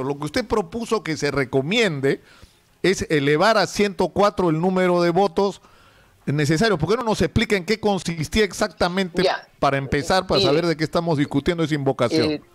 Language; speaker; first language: Spanish; native; Spanish